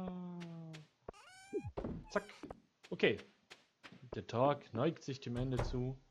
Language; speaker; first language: German; native; German